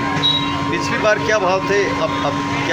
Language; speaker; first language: Hindi; native; Hindi